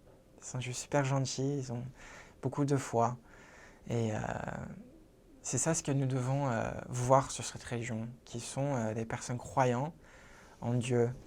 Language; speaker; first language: French; non-native, fluent; English